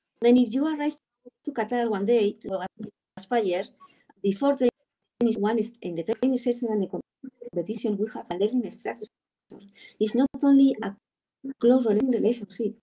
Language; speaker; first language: English; non-native, learner; Spanish